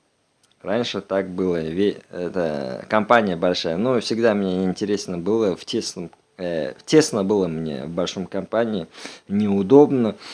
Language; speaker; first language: Russian; non-native, local second language; Uzbek